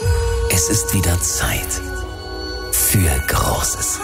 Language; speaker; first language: German; native; German